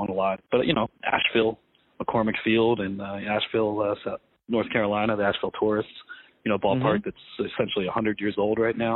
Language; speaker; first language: English; native; English